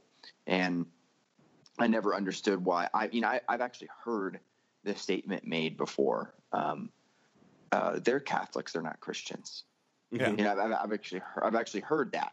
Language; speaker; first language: English; native; English